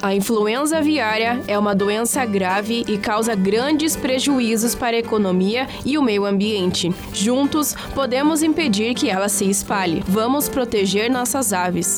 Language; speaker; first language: Portuguese; native; Portuguese